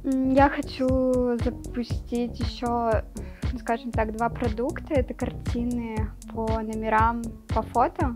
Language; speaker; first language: Russian; native; Russian